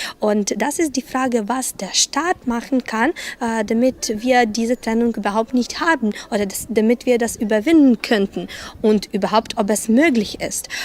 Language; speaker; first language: German; non-native, fluent; Ukrainian